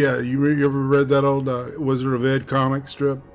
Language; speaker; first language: English; native; English